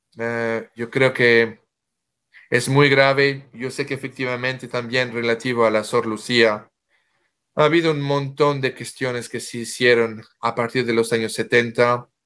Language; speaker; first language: Spanish; non-native, fluent; French